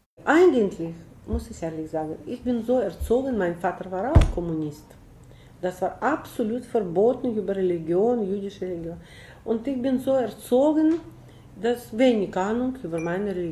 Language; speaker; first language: German; non-native, fluent; Russian